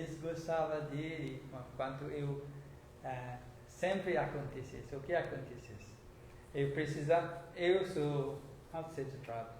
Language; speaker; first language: Portuguese; non-native, learner; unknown